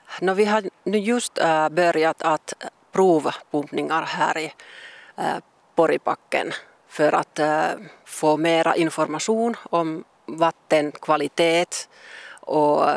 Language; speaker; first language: Swedish; non-native, local second language; Finnish